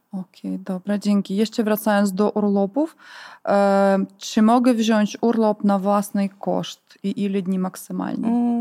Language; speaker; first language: Polish; non-native, fluent; Ukrainian